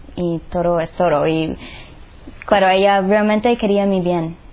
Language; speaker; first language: Spanish; non-native, fluent; English